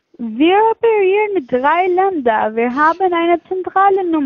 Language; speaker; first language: German; non-native, fluent; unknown